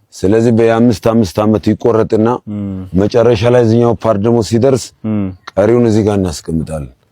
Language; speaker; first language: Amharic; non-native, local second language; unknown